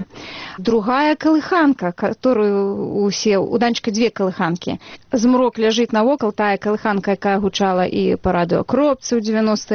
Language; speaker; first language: Belarusian; native; Belarusian